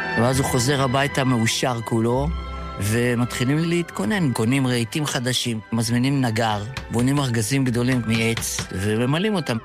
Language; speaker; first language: Hebrew; early bilingual, other home language; Yiddish